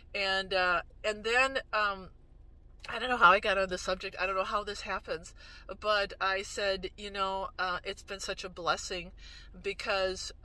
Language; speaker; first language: English; native; English